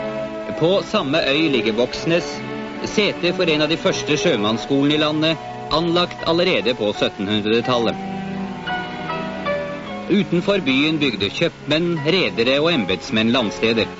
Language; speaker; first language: Norwegian; native; Norwegian